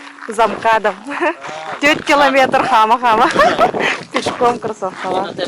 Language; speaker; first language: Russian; non-native, local second language; Yakut